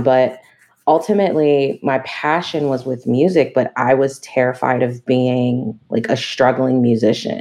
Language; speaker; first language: English; native; English